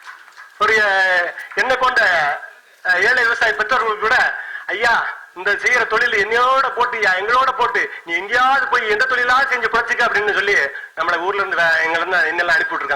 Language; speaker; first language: Tamil; native; Tamil